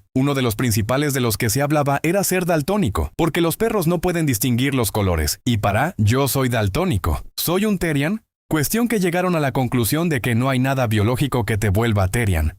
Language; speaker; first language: Spanish; native; Spanish